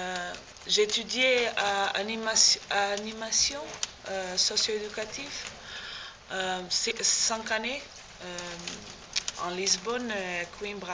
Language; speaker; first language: French; non-native, learner; Portuguese